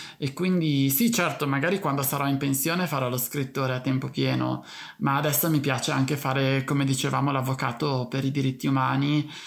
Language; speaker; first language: Italian; native; Italian